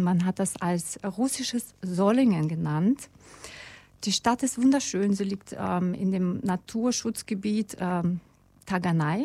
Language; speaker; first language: German; non-native, fluent; Russian